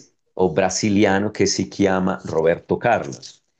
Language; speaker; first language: Italian; non-native, fluent; Spanish